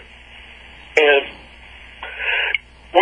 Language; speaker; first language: English; native; English